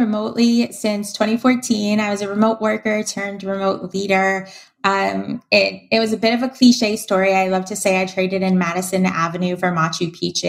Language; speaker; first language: English; native; English